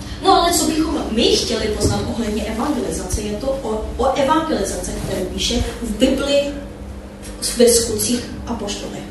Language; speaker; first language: Czech; non-native, fluent; Korean